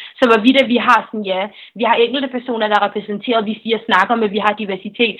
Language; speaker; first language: Danish; early bilingual, other home language; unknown